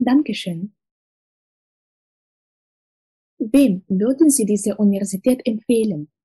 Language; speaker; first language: German; non-native, fluent; Russian